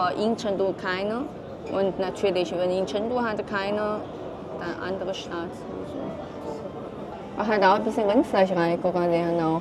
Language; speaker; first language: German; non-native, learner; Chinese